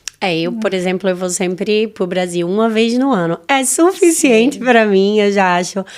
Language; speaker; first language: Portuguese; native; Portuguese